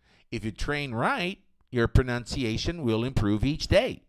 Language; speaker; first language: English; non-native, fluent; Portuguese